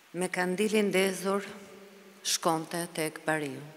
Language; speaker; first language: Italian; non-native, learner; Albanian